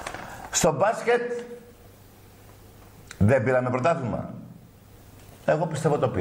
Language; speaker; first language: Greek; native; Greek